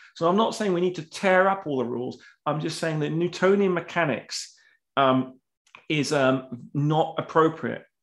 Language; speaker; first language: English; native; English